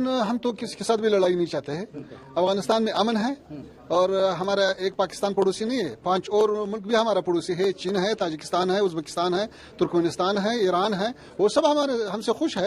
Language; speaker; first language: Hindi; non-native, fluent; Pashto